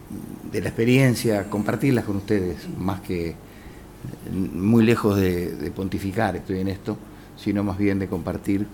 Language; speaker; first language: Spanish; native; Spanish